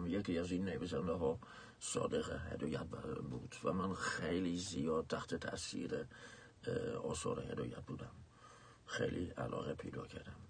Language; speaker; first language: Persian; non-native, fluent; Dutch